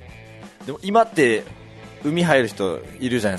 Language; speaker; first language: Japanese; native; Japanese